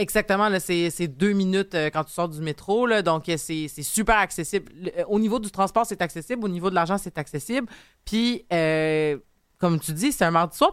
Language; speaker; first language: French; native; French